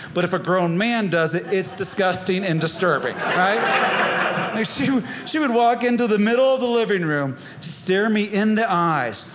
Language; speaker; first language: English; native; English